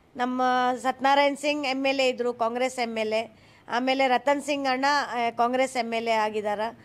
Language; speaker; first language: Kannada; non-native, local second language; Hindi